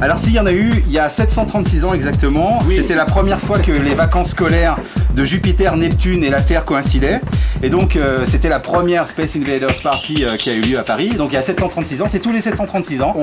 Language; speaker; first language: French; native; French